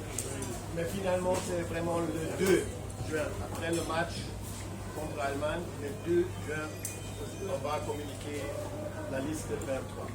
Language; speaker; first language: French; non-native, fluent; German